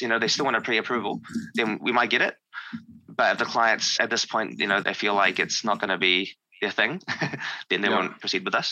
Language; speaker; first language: English; native; English